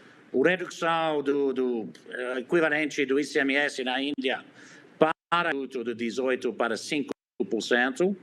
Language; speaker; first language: Portuguese; non-native, fluent; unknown